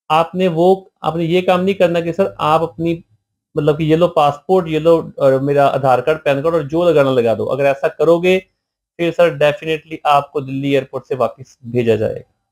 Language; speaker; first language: Hindi; non-native, local second language; Punjabi